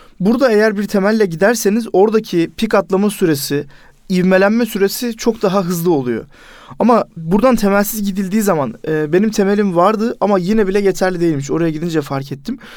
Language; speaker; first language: Turkish; native; Turkish